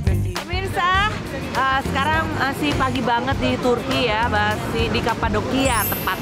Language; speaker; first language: Indonesian; native; Indonesian